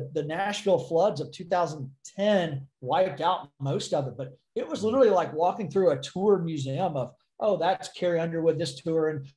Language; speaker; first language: English; native; English